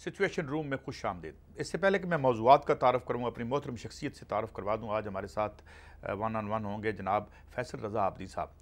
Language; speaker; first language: Urdu; non-native, local second language; Punjabi